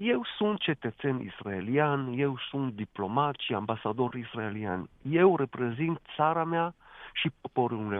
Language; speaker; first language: Romanian; non-native, fluent; Hebrew